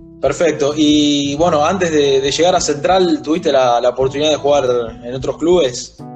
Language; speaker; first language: Spanish; native; Spanish